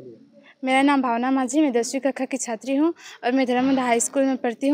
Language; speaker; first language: Hindi; non-native, local second language; Odia